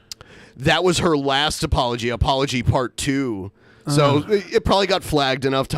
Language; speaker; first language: English; native; English